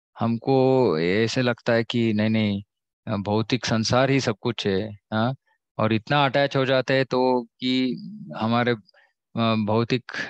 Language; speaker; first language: Hindi; non-native, local second language; Kannada